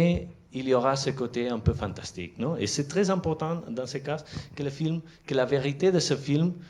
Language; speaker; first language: French; non-native, fluent; Catalan